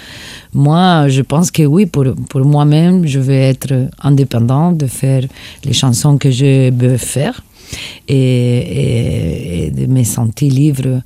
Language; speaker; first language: French; non-native, fluent; Spanish